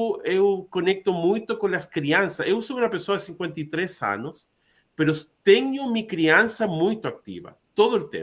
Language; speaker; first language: Portuguese; non-native, learner; Spanish